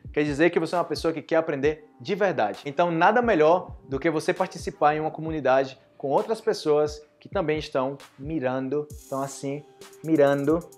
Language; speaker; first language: Portuguese; native; Portuguese